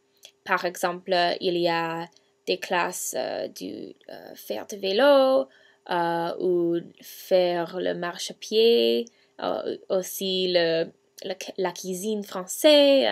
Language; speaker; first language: French; non-native, learner; English